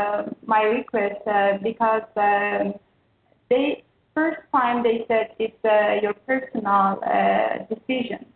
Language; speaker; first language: English; non-native, learner; Persian